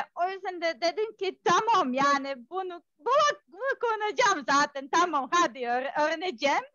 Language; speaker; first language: Turkish; non-native, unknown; Serbian